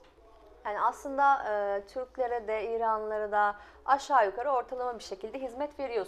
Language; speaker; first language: Turkish; native; Turkish